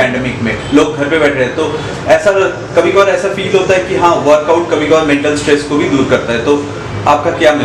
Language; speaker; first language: Hindi; native; Hindi